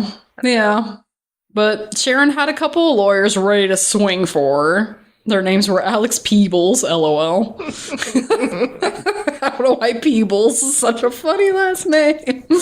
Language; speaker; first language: English; native; English